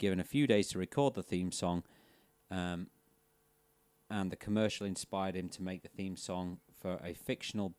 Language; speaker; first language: English; native; English